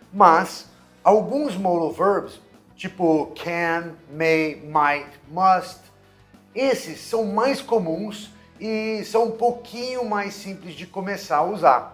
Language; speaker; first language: Portuguese; non-native, fluent; English